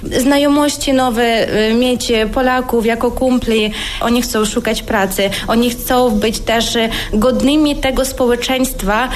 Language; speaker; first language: Polish; non-native, fluent; Ukrainian